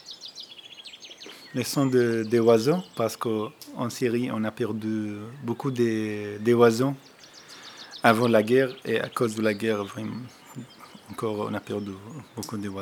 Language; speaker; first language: French; non-native, learner; Arabic